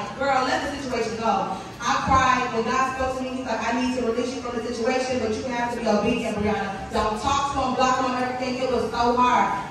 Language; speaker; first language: English; native; English